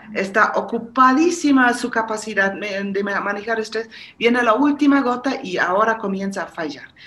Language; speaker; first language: Spanish; non-native, fluent; German